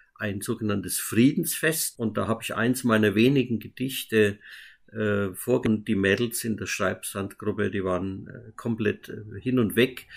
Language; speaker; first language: German; native; German